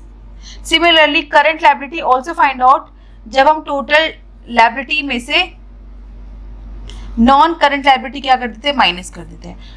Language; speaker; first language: Hindi; native; Hindi